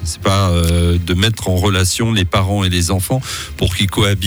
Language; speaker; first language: French; native; French